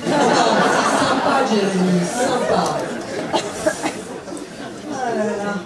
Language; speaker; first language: French; native; French